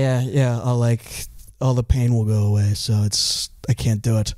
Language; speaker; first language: English; native; English